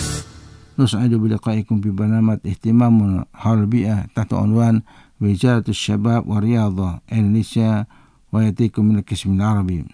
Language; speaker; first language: Arabic; non-native, fluent; Indonesian